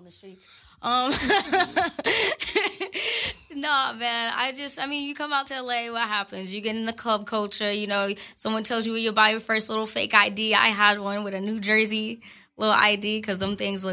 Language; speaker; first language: English; native; English